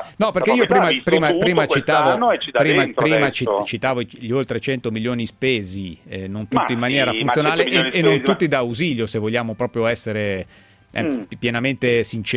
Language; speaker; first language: Italian; native; Italian